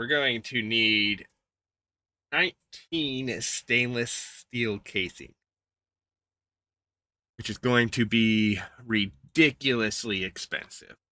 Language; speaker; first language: English; native; English